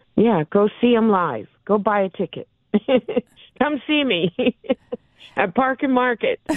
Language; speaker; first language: English; native; English